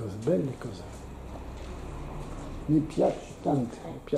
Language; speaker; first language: Italian; non-native, learner; French